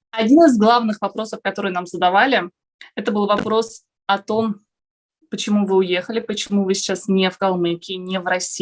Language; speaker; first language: Russian; native; Russian